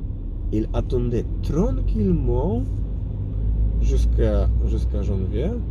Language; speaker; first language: French; non-native, fluent; Polish